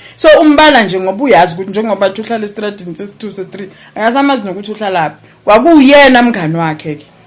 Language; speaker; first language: Zulu; native; Zulu